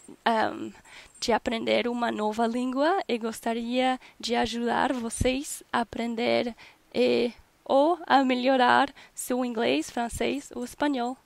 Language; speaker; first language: Portuguese; non-native, learner; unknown